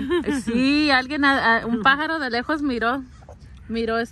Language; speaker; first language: Spanish; early bilingual, heritage; Spanish